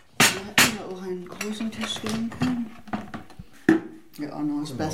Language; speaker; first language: German; native; German